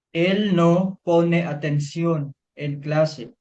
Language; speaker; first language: Spanish; non-native, learner; Filipino